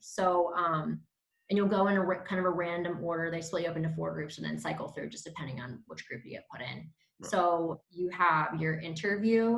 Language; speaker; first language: English; native; English